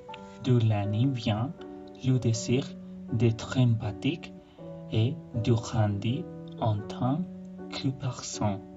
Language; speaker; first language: French; non-native, fluent; Spanish